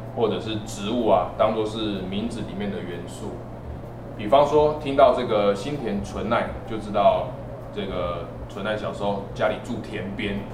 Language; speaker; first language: Chinese; native; Chinese